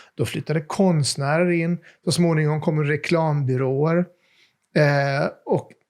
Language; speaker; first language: Swedish; native; Swedish